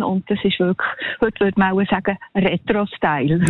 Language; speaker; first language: German; native; German